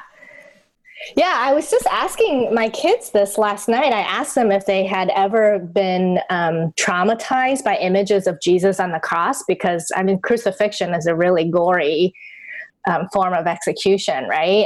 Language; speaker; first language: English; non-native, fluent; Chinese